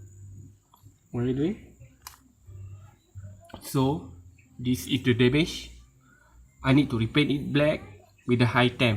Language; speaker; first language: English; non-native, local second language; Malay